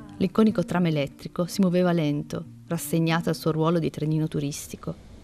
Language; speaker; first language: Italian; native; Italian